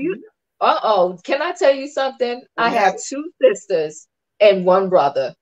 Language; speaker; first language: English; native; English